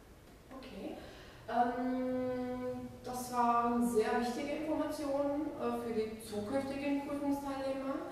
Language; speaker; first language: German; non-native, fluent; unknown